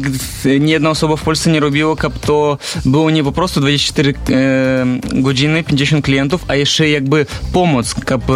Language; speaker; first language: Polish; non-native, learner; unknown